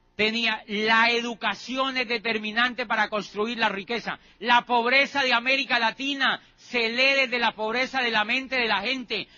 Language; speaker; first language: Spanish; native; Spanish